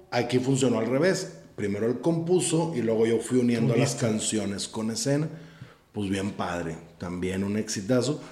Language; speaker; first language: Spanish; native; Spanish